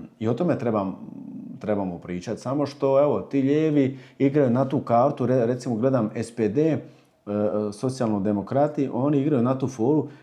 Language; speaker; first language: Croatian; early bilingual, heritage; Croatian